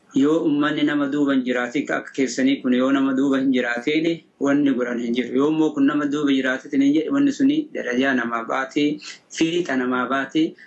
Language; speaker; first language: Oromo; native; Oromo